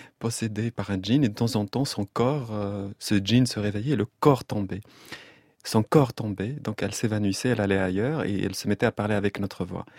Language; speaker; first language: French; non-native, local second language; Arabic